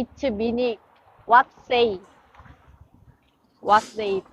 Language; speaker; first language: English; non-native, learner; Korean